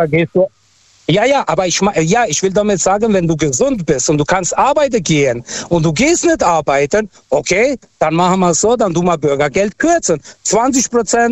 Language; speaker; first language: German; non-native, fluent; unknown